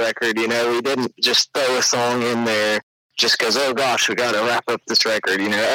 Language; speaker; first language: English; native; English